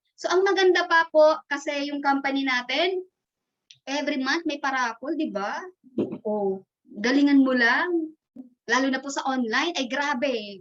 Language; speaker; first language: Filipino; non-native, local second language; Masbatenyo